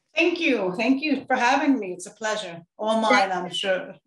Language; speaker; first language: English; native; English